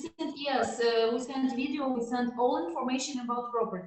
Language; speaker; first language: English; non-native, learner; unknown